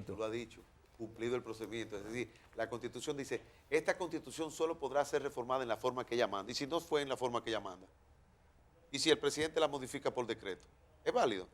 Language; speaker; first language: Spanish; native; Spanish